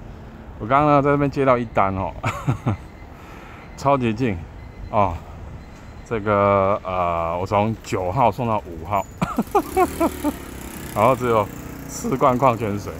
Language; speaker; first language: Chinese; native; Chinese